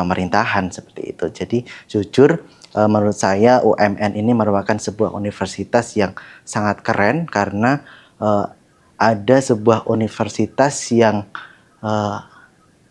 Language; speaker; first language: Indonesian; non-native, local second language; Javanese